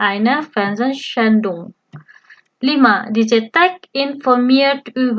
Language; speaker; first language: German; non-native, fluent; Indonesian